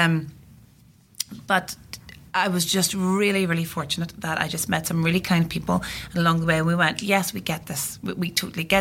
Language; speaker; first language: English; native; English